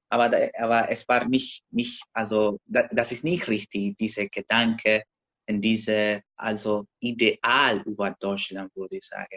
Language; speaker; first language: German; non-native, learner; Spanish